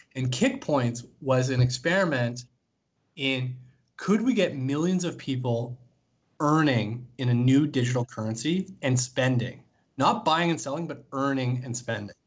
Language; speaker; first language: English; native; English